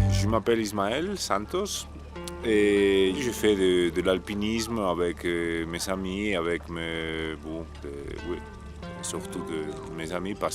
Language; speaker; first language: French; non-native, fluent; Spanish